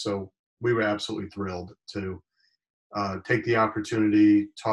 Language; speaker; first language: English; native; English